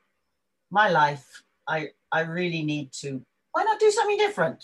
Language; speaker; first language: English; native; English